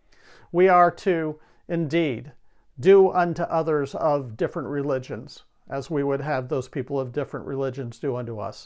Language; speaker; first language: English; native; English